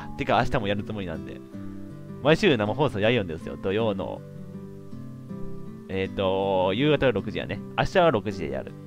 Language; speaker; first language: Japanese; native; Japanese